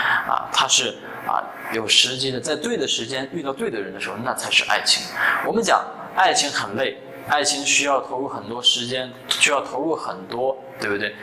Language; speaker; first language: Chinese; native; Chinese